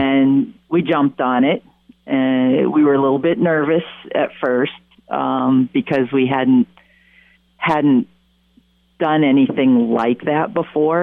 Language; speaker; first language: English; native; English